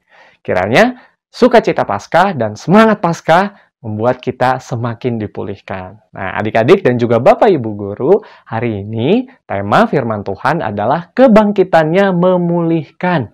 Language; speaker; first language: Indonesian; native; Indonesian